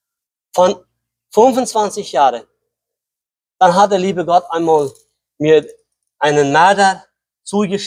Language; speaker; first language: German; early bilingual, heritage; Low German